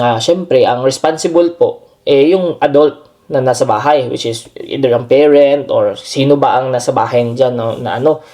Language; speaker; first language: Filipino; non-native, local second language; Cebuano